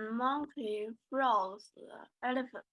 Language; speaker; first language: English; non-native, learner; Chinese